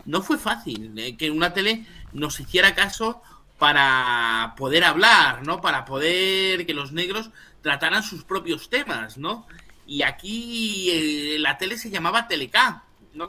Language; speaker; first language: Spanish; native; Spanish